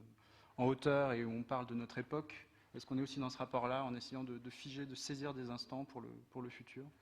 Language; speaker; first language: French; native; French